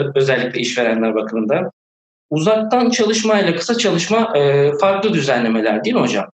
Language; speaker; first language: Turkish; native; Turkish